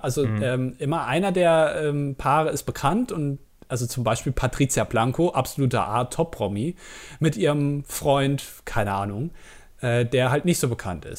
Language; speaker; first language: German; native; German